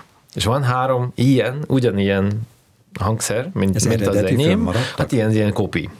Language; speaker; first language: Hungarian; non-native, learner; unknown